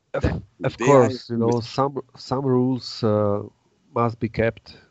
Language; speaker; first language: English; non-native, fluent; Czech